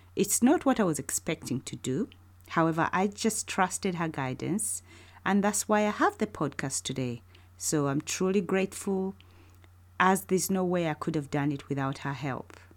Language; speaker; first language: English; non-native, local second language; Ganda